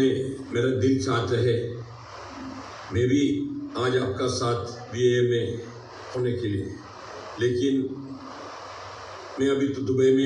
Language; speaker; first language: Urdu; non-native, local second language; Malayalam